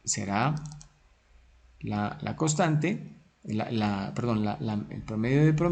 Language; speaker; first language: Spanish; native; Spanish